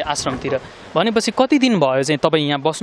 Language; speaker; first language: Nepali; native; Nepali